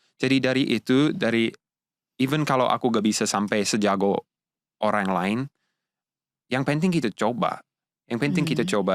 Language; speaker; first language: Indonesian; non-native, fluent; English